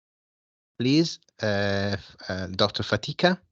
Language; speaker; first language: English; non-native, fluent; Italian